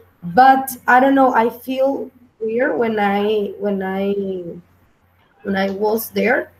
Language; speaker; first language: English; non-native, learner; Spanish